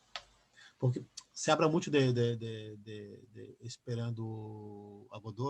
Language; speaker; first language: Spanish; non-native, fluent; Portuguese